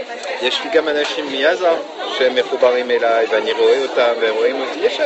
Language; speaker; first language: Hebrew; non-native, fluent; French